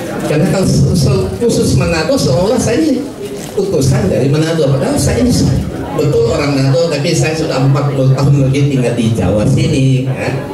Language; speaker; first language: Indonesian; native; Indonesian